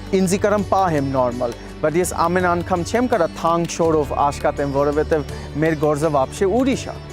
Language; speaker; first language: Armenian; non-native, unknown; Bangla